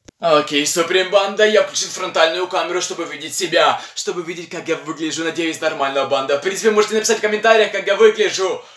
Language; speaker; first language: Russian; non-native, local second language; Ukrainian